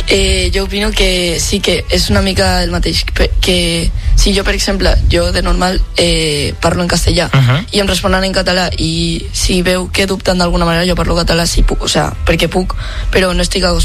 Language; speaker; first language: Catalan; non-native, local second language; Spanish